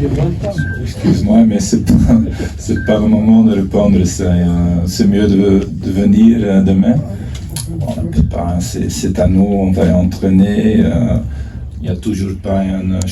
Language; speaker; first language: French; non-native, fluent; Dutch